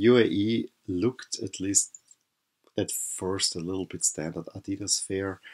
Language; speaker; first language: English; non-native, fluent; German